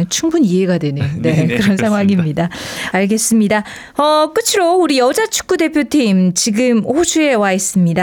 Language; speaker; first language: Korean; native; Korean